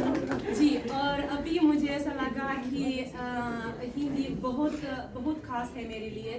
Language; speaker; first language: Hindi; non-native, learner; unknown